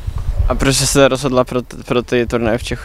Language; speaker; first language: Czech; native; Czech